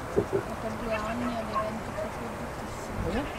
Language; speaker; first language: Italian; non-native, local second language; Slovenian